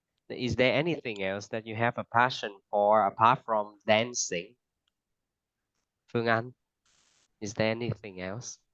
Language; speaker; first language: English; non-native, fluent; Vietnamese